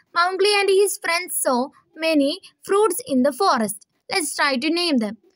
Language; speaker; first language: English; non-native, local second language; Malayalam